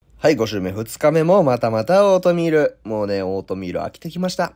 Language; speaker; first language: Japanese; native; Japanese